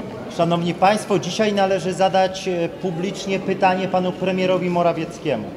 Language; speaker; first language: Polish; native; Polish